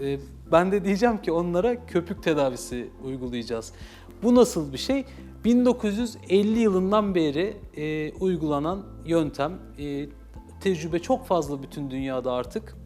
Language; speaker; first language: Turkish; native; Turkish